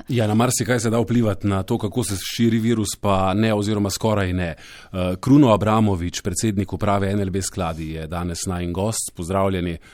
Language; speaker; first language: Slovenian; native; Slovenian